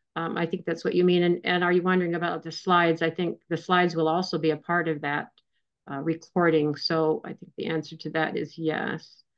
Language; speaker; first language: English; native; English